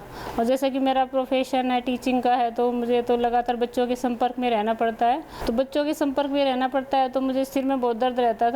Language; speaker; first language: Hindi; native; Hindi